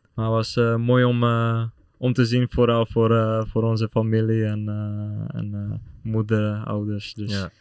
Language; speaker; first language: Dutch; non-native, fluent; Czech